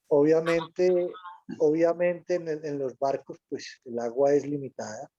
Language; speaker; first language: Spanish; native; Spanish